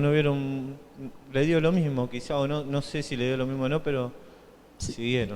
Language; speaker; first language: Spanish; native; Spanish